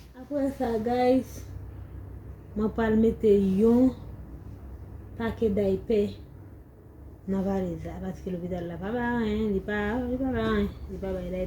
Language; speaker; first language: French; non-native, learner; Haitian Creole